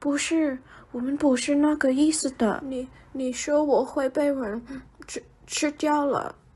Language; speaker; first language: Chinese; non-native, learner; English